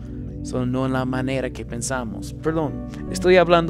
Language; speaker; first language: Spanish; non-native, fluent; English